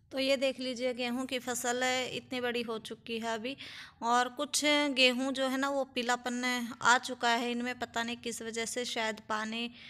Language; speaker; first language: Hindi; native; Hindi